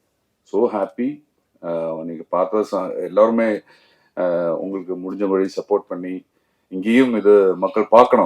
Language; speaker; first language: Tamil; non-native, learner; Malayalam